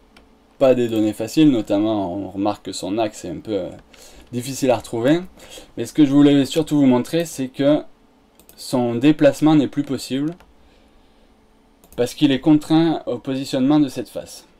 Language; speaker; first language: French; native; French